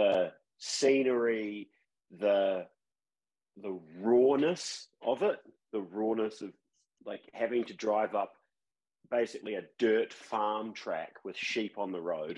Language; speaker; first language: English; native; English